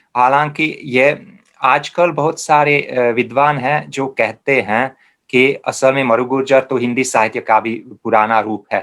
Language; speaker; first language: Hindi; non-native, fluent; Hungarian